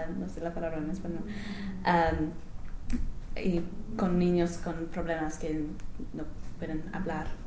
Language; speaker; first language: Spanish; non-native, learner; English